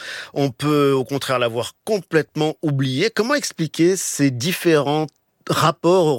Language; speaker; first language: French; native; French